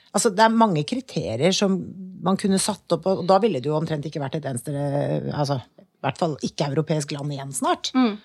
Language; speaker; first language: Norwegian; native; Norwegian